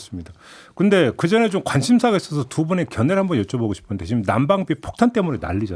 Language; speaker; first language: Korean; native; Korean